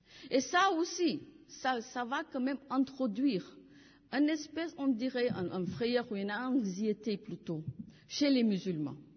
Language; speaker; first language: French; non-native, fluent; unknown